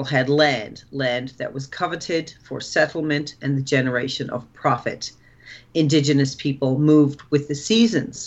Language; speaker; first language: English; native; English